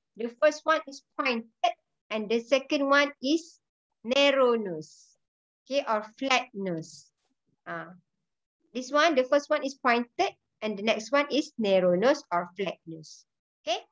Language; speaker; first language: English; non-native, local second language; Malay